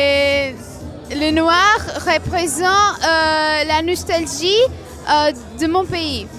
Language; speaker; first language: French; non-native, fluent; Portuguese